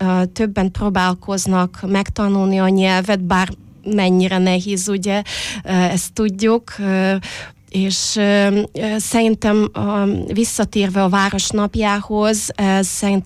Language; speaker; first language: Hungarian; non-native, fluent; Russian